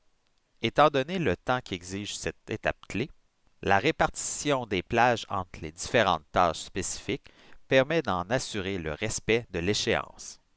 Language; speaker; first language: French; native; French